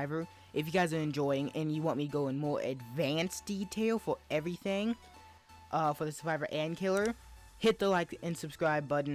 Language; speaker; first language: English; native; English